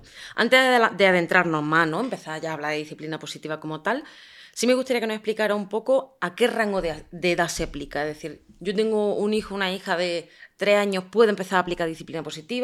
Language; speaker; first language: Spanish; native; Spanish